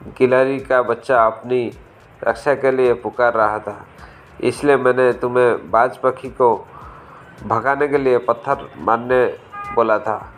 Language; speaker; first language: Hindi; native; Hindi